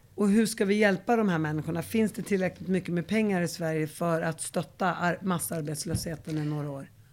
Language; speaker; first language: Swedish; early bilingual, other home language; Arabic